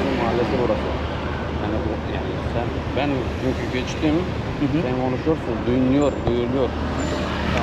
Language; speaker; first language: Turkish; early bilingual, heritage; Armenian